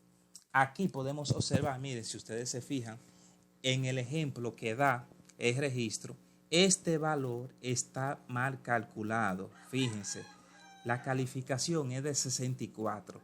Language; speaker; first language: Spanish; native; Spanish